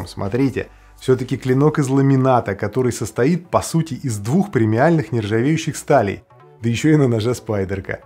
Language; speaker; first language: Russian; native; Russian